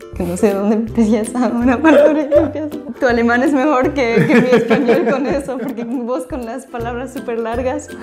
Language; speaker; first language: Spanish; non-native, fluent; German